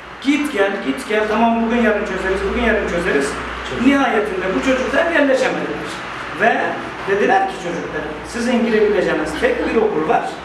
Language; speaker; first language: Turkish; native; Turkish